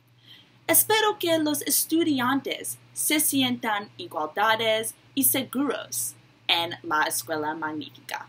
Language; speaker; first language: Spanish; non-native, learner; English